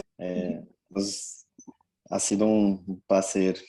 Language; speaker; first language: Spanish; non-native, fluent; Portuguese